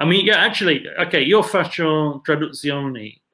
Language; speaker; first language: Italian; non-native, fluent; English